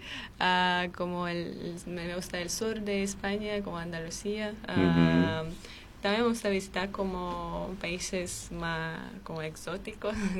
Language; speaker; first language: Spanish; non-native, fluent; Armenian